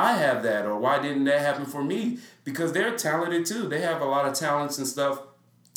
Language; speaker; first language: English; native; English